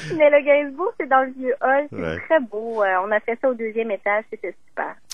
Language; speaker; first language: French; native; French